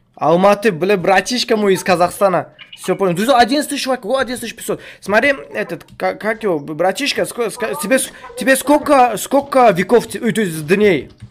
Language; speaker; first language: Russian; non-native, local second language; Kumyk